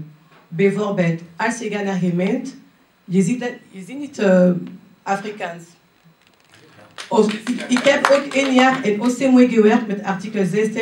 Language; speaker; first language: Dutch; non-native, learner; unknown